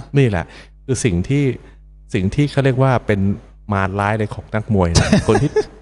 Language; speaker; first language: Thai; native; Thai